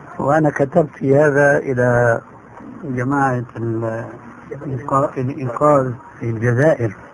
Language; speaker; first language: Arabic; early bilingual, other home language; Albanian